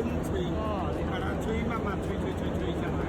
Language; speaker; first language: Chinese; native; Chinese